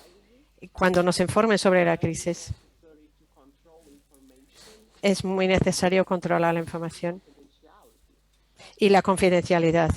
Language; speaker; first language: Spanish; non-native, fluent; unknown